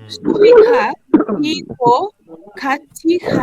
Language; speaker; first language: Korean; non-native, learner; Bangla